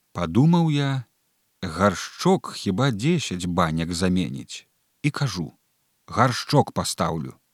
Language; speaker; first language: Belarusian; native; Belarusian